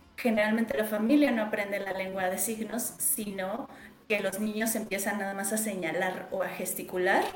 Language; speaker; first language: Spanish; native; Spanish